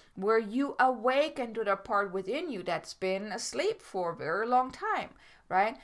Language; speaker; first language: English; non-native, fluent; German